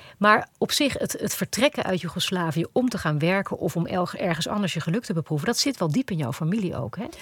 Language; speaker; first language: Dutch; native; Dutch